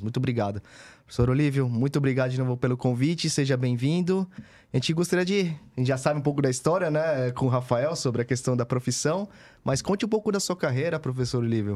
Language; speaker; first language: Portuguese; native; Portuguese